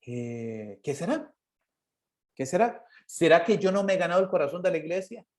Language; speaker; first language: Spanish; native; Spanish